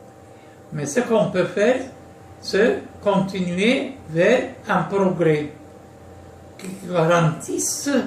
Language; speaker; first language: French; non-native, local second language; Arabic